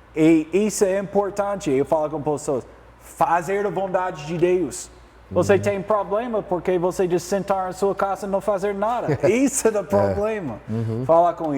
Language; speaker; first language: Portuguese; non-native, learner; English